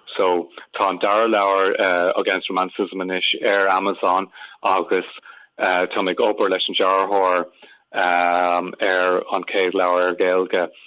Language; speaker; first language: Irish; non-native, local second language; English